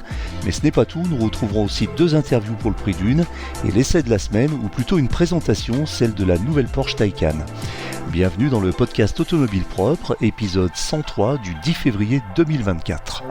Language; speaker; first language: French; native; French